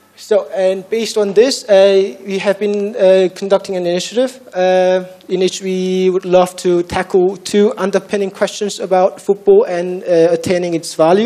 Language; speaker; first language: English; non-native, fluent; Korean